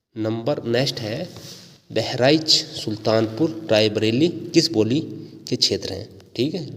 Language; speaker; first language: Hindi; native; Hindi